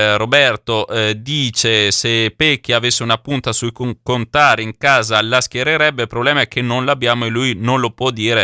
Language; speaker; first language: Italian; native; Italian